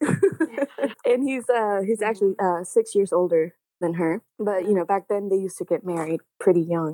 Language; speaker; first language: English; non-native, fluent; Spanish